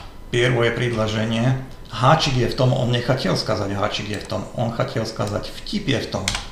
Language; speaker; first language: Russian; non-native, learner; Slovak